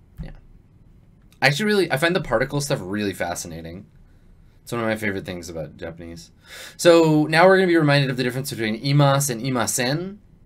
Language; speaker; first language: English; native; English